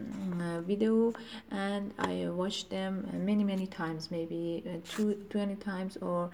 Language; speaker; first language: English; non-native, learner; Persian